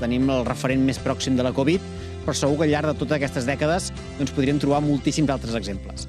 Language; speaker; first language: Catalan; native; Catalan